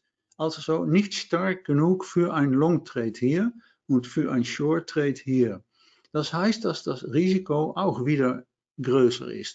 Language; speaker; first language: German; non-native, learner; Dutch